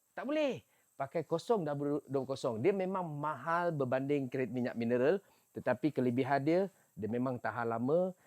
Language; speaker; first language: Malay; native; Malay